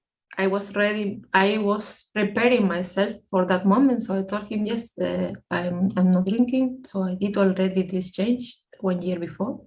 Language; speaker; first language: English; non-native, fluent; Spanish